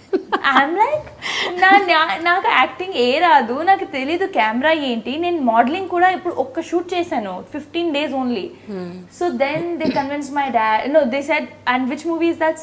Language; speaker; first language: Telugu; non-native, learner; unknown